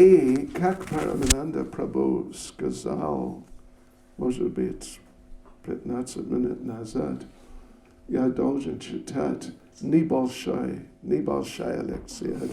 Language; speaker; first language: Russian; non-native, learner; English